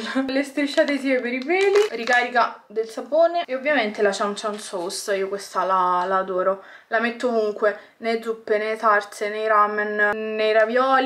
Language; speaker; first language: Italian; native; Italian